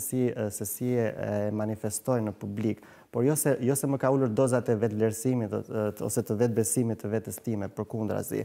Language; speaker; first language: Albanian; native; Albanian